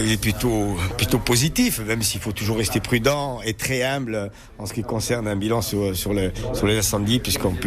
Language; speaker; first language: French; native; French